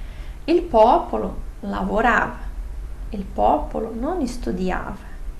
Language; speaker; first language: Italian; non-native, fluent; Portuguese